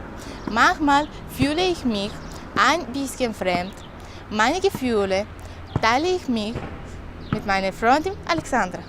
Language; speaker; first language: German; non-native, learner; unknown